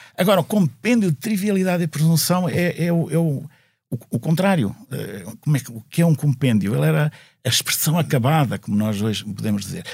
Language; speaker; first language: Portuguese; native; Portuguese